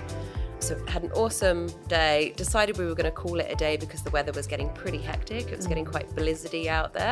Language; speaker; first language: English; native; English